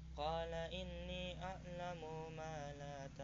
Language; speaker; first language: Arabic; non-native, learner; Indonesian